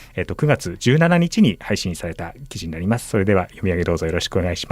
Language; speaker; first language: Japanese; native; Japanese